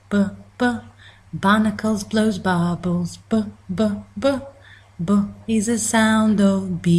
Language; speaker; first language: English; native; English